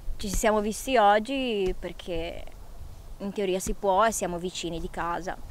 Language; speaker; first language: Italian; non-native, fluent; Portuguese